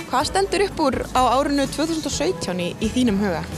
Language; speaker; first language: Icelandic; native; Icelandic